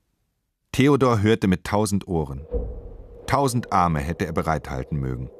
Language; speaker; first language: German; native; German